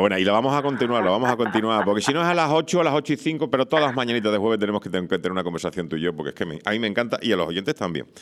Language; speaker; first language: Spanish; native; Spanish